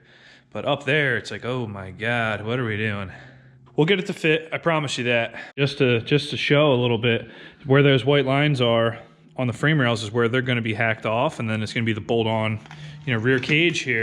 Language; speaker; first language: English; native; English